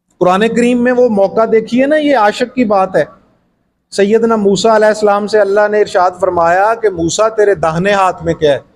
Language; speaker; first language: Urdu; non-native, local second language; Punjabi